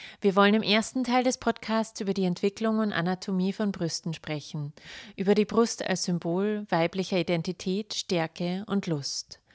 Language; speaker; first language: German; native; German